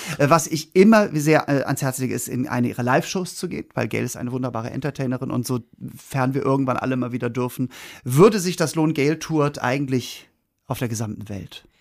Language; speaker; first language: German; native; German